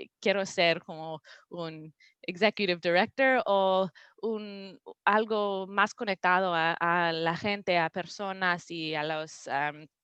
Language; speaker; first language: Spanish; non-native, learner; English